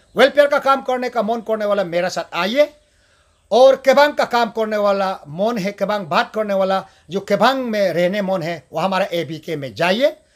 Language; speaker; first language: Hindi; non-native, local second language; Adi